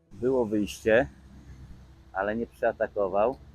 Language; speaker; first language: Polish; native; Polish